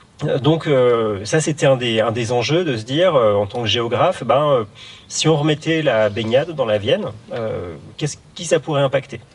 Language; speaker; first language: French; native; French